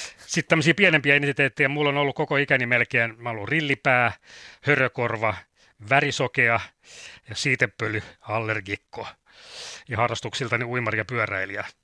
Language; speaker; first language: Finnish; native; Finnish